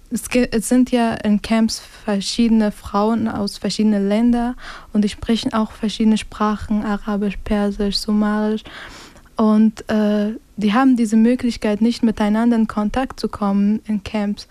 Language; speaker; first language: German; non-native, fluent; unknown